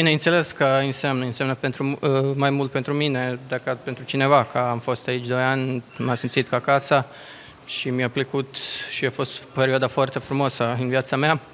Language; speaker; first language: Romanian; non-native, learner; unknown